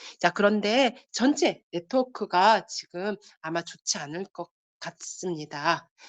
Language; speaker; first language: Korean; native; Korean